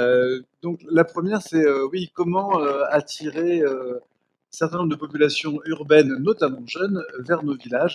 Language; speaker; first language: French; native; French